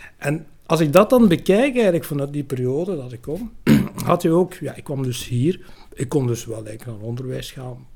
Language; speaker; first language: Dutch; early bilingual, other home language; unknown